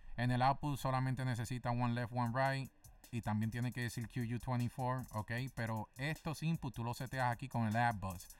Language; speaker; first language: Spanish; native; Spanish